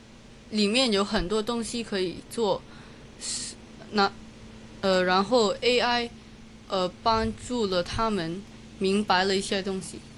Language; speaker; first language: Chinese; non-native, local second language; Cantonese